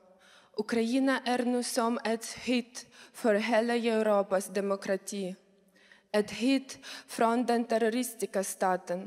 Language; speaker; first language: Swedish; non-native, learner; Ukrainian